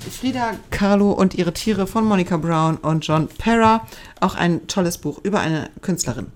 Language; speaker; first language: German; native; German